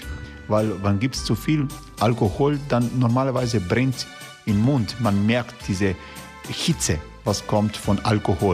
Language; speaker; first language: German; non-native, learner; Croatian